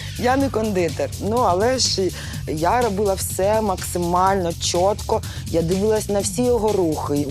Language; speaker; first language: Ukrainian; native; Ukrainian